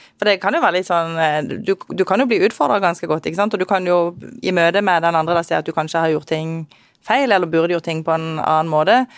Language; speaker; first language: Norwegian; native; Norwegian